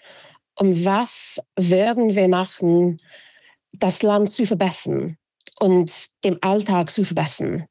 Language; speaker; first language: German; non-native, fluent; English